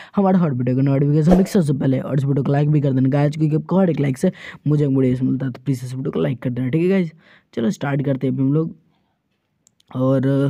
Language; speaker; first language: Hindi; native; Hindi